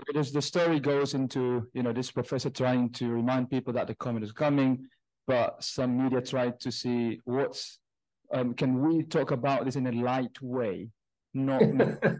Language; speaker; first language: English; non-native, fluent; Indonesian